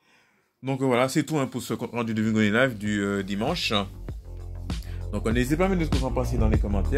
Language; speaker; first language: French; native; French